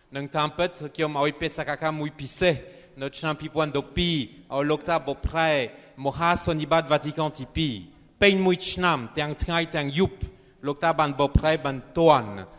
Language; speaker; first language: Khmer; non-native, fluent; French